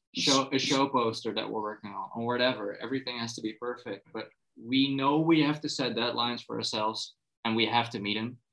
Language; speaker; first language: English; non-native, fluent; Dutch